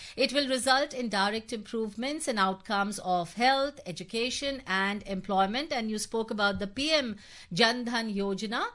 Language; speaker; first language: English; non-native, local second language; Hindi